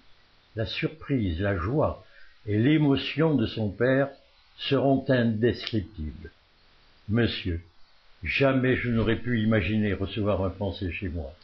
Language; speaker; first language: French; native; French